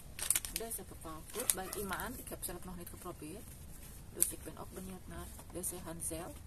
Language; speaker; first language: Dutch; non-native, learner; Indonesian